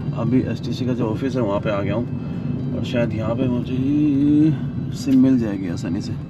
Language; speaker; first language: Hindi; native; Hindi